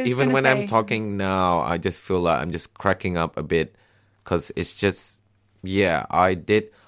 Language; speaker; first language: English; non-native, local second language; Malay